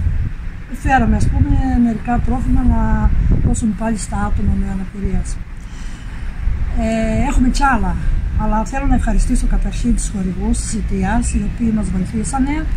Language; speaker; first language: Greek; native; Greek